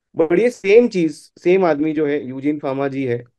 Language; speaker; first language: Hindi; non-native, local second language; Gujarati